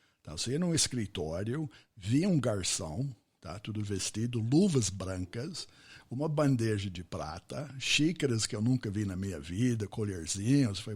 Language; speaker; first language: Portuguese; non-native, fluent; English